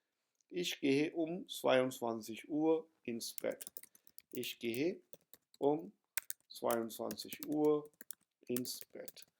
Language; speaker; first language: German; non-native, fluent; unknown